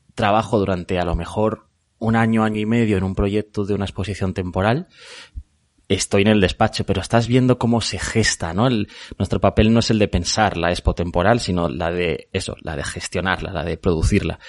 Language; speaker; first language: Spanish; native; Spanish